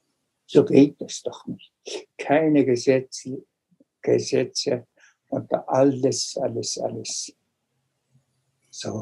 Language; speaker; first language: German; non-native, fluent; Tuvinian